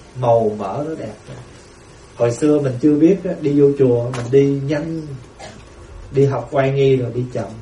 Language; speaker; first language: Vietnamese; native; Vietnamese